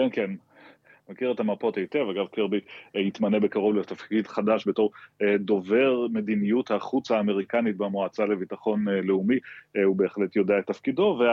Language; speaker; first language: Hebrew; native; Hebrew